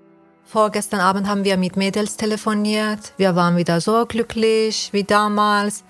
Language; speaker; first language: German; non-native, fluent; Persian